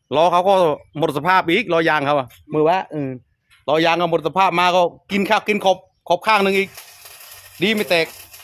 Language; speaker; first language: Thai; non-native, local second language; Northeastern Thai